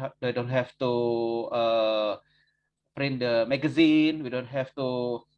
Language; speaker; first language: English; non-native, learner; Indonesian